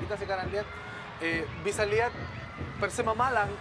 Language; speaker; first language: Indonesian; non-native, fluent; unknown